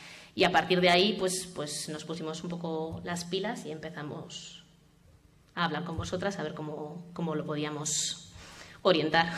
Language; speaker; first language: Spanish; native; Spanish